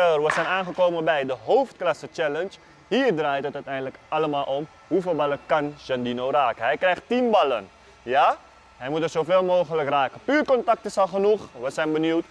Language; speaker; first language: Dutch; native; Dutch